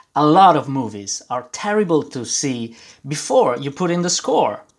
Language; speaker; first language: English; non-native, fluent; Italian